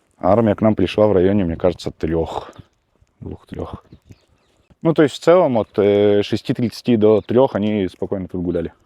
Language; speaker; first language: Russian; early bilingual, heritage; Russian